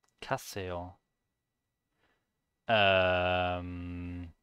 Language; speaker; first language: Korean; non-native, learner; German